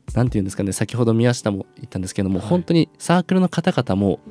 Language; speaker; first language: Japanese; native; Japanese